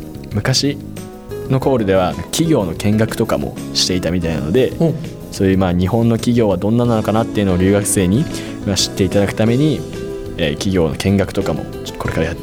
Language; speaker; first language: Japanese; native; Japanese